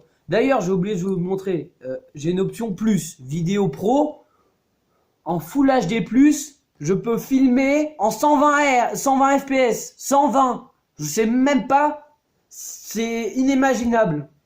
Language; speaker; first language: French; native; French